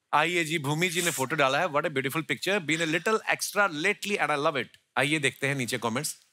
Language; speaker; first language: Hindi; native; Hindi